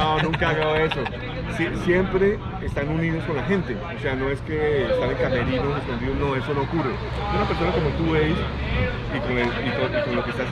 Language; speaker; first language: Spanish; native; Spanish